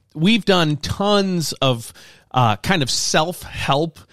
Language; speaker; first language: English; native; English